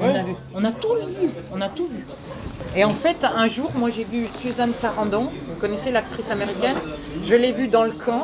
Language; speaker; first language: French; native; French